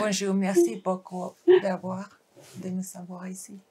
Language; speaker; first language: French; non-native, fluent; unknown